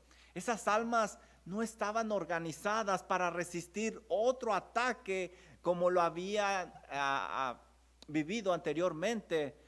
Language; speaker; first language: Spanish; native; Spanish